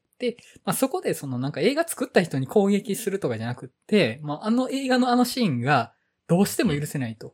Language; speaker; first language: Japanese; native; Japanese